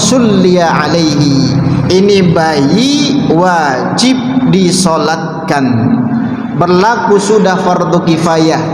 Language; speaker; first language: Malay; native; Malay